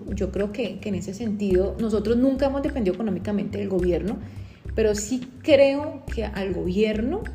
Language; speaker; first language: Spanish; native; Spanish